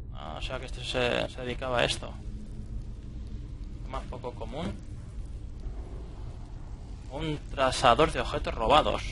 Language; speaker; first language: Spanish; native; Spanish